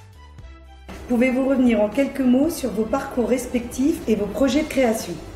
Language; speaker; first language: French; native; French